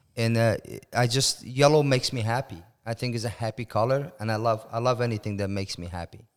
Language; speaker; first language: English; non-native, fluent; Persian